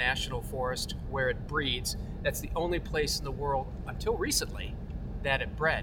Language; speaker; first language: English; native; English